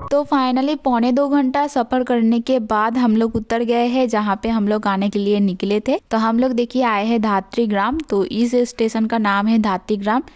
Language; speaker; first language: Hindi; non-native, local second language; Bangla